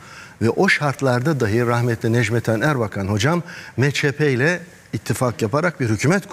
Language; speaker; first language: Turkish; native; Turkish